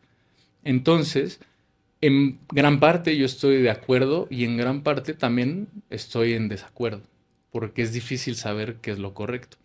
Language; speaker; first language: Spanish; native; Spanish